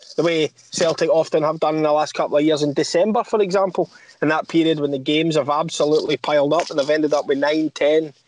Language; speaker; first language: English; native; English